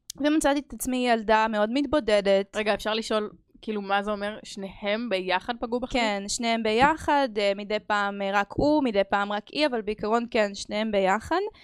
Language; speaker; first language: Hebrew; early bilingual, other home language; Russian